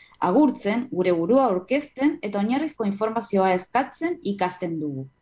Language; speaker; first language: Basque; non-native, fluent; Spanish